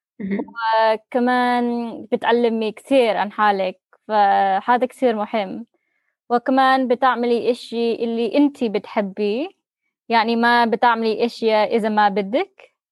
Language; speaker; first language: Arabic; non-native, learner; English